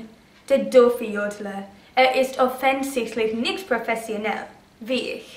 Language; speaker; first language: German; non-native, learner; English